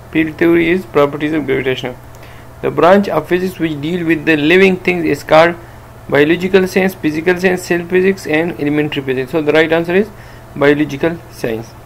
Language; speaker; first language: English; non-native, local second language; Urdu